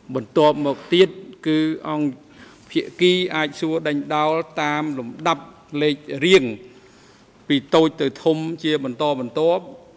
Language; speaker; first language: Khmer; native; Khmer